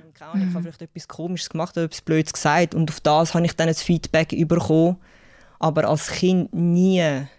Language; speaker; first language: German; native; German